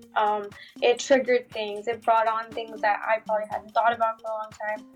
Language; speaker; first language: English; native; English